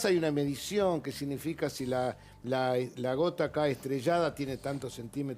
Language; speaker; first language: Spanish; native; Spanish